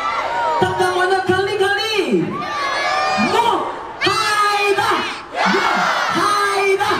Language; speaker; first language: Vietnamese; non-native, learner; Japanese